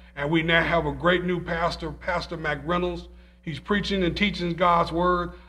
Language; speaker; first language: English; native; English